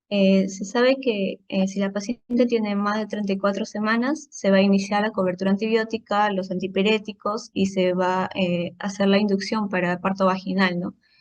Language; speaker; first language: Spanish; native; Spanish